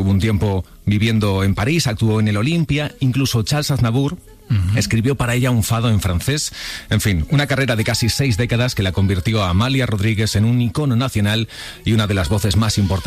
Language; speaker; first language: Spanish; native; Spanish